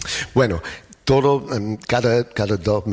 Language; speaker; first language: Spanish; non-native, learner; English